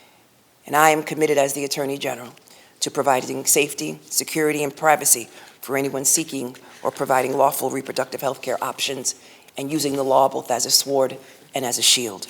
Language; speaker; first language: English; native; English